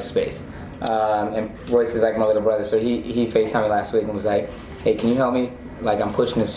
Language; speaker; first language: English; native; English